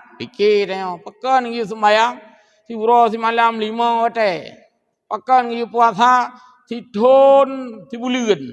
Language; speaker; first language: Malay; non-native, local second language; Achinese